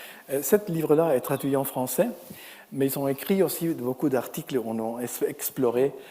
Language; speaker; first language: French; non-native, fluent; Spanish